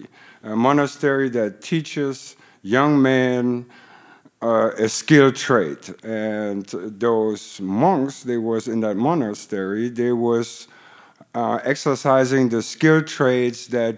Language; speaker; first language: English; non-native, fluent; German